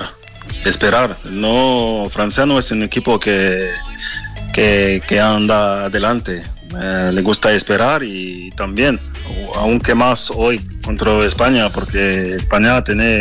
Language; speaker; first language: Spanish; non-native, fluent; French